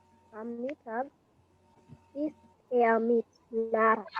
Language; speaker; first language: German; non-native, learner; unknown